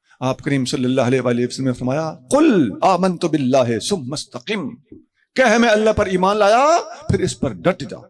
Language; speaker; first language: Urdu; non-native, local second language; Punjabi